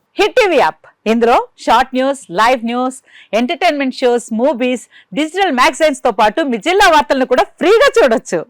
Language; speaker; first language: Telugu; native; Telugu